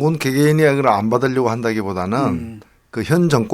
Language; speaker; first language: Korean; native; Korean